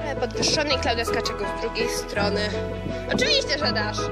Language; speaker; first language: Polish; native; Polish